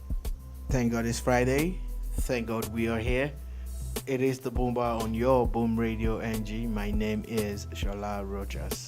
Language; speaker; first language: English; non-native, local second language; Yoruba